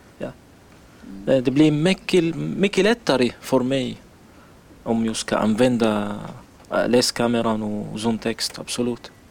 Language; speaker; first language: Swedish; non-native, learner; Arabic